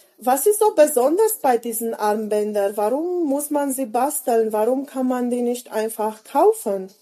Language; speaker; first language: German; native; German